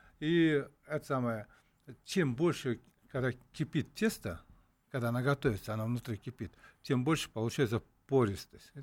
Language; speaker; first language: Russian; non-native, local second language; Uzbek